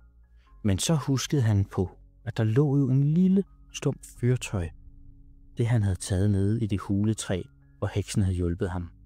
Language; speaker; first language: Danish; native; Danish